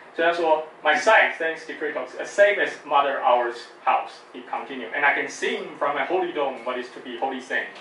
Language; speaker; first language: English; non-native, fluent; Chinese